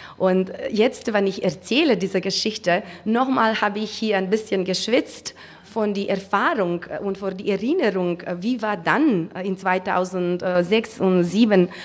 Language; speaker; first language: German; non-native, learner; Macedonian